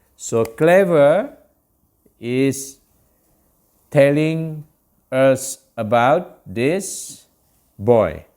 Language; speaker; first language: English; non-native, local second language; Malay